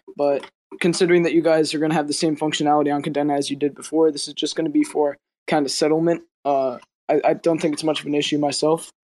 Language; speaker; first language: English; native; English